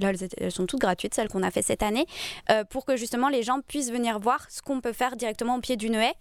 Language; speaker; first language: French; native; French